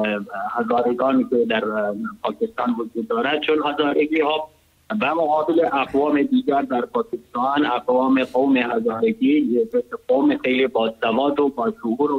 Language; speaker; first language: Persian; non-native, learner; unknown